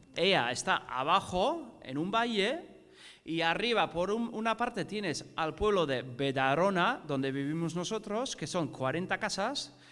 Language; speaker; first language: Spanish; non-native, fluent; English